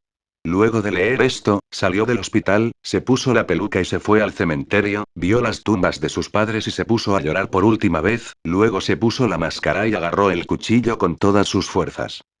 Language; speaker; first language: Spanish; native; Spanish